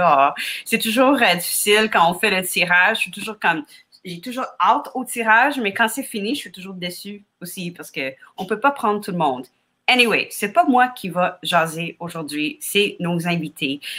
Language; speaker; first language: French; non-native, fluent; English